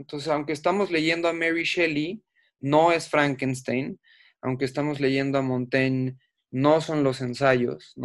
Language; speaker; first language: Spanish; native; Spanish